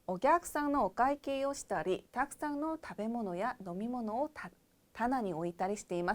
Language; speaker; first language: Japanese; non-native, fluent; Korean